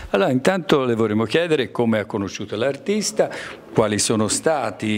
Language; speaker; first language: Italian; native; Italian